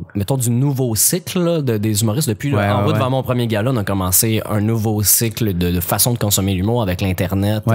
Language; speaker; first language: French; native; French